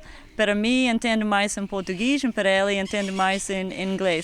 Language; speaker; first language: Portuguese; non-native, learner; English